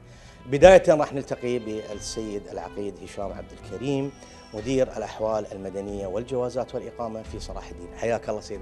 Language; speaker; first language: Arabic; native; Arabic